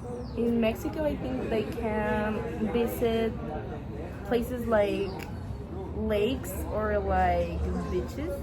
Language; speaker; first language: English; non-native, learner; Spanish